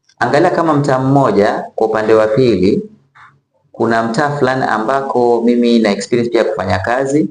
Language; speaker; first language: Swahili; native; Swahili